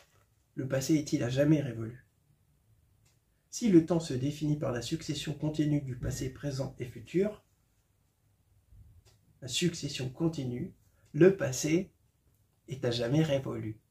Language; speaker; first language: French; native; French